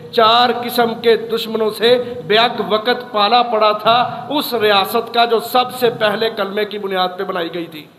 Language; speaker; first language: Urdu; non-native, local second language; Punjabi